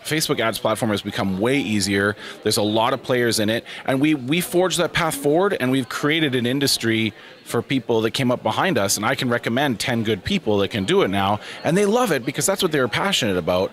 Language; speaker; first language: English; native; English